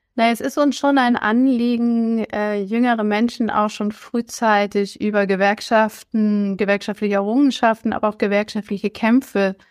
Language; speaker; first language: German; native; German